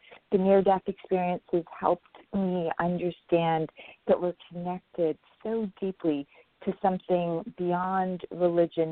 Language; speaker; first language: English; non-native, local second language; Urdu